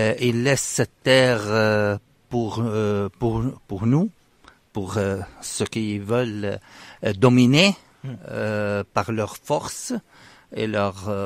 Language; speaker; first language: French; non-native, fluent; Arabic